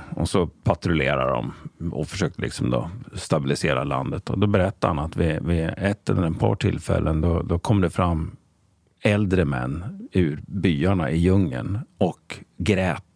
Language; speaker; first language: Swedish; native; Swedish